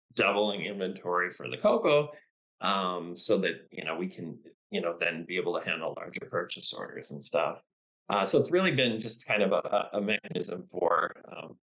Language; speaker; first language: English; native; English